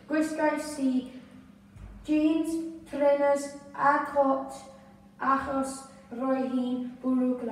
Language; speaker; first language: Welsh; non-native, local second language; English